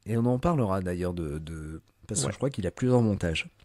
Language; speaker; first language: French; native; French